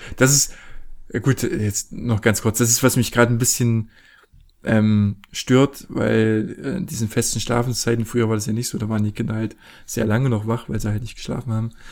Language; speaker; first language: German; native; German